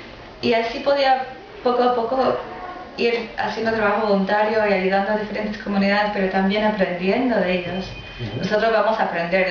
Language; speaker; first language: Spanish; non-native, fluent; English